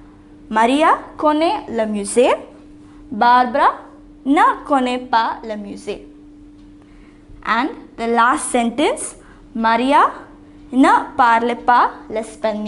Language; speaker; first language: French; non-native, fluent; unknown